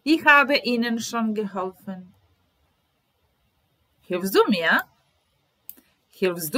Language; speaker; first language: German; non-native, fluent; Serbian